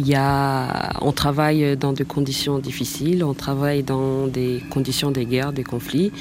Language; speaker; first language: French; non-native, local second language; Swahili